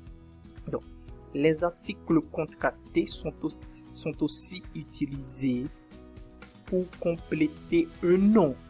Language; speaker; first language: French; non-native, fluent; Portuguese